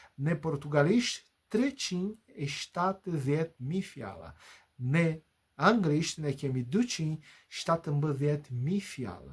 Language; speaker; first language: Albanian; non-native, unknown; Portuguese